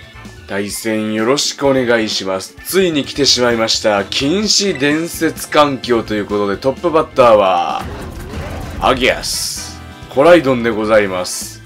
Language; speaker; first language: Japanese; native; Japanese